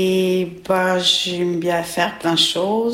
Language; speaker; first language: French; non-native, learner; Albanian